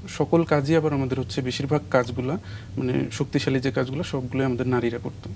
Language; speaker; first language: Bangla; non-native, local second language; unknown